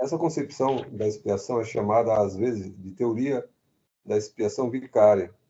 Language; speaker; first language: Portuguese; native; Portuguese